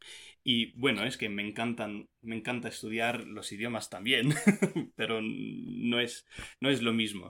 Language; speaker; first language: Spanish; non-native, fluent; English